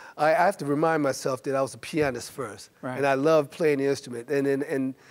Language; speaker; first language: English; native; English